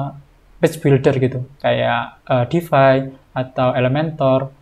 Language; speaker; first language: Indonesian; native; Indonesian